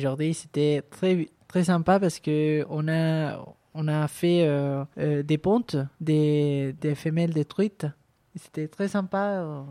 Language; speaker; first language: French; non-native, fluent; Spanish